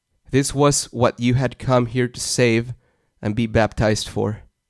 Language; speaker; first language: English; early bilingual, other home language; Spanish